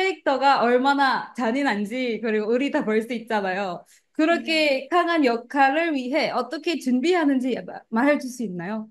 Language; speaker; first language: Korean; non-native, fluent; Indonesian